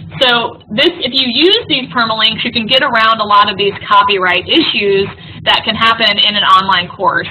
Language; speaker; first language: English; native; English